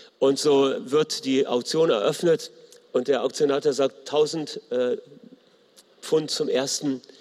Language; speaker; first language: German; native; German